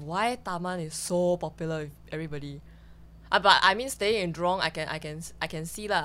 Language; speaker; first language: English; early bilingual, other home language; Chinese